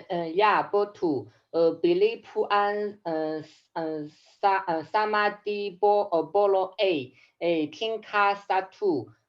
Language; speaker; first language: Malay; non-native, learner; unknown